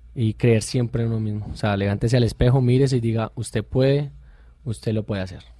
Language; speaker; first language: Spanish; native; Spanish